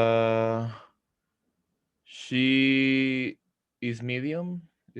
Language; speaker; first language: English; non-native, learner; Spanish